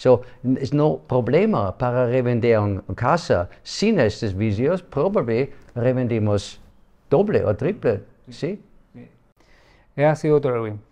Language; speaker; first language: Spanish; non-native, learner; German